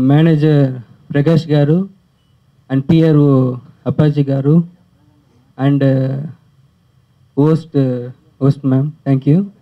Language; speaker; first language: Telugu; early bilingual, heritage; Telugu